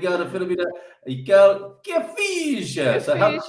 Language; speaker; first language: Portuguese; non-native, learner; English